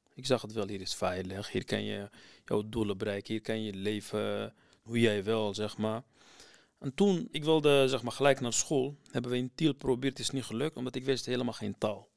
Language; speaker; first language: Dutch; non-native, fluent; Arabic